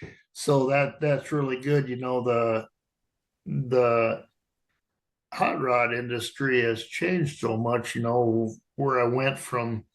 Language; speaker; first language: English; native; English